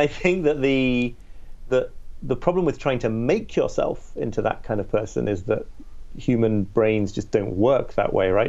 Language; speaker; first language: English; native; English